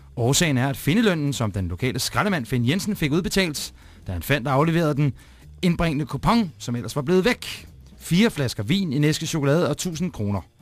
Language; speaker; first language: Danish; native; Danish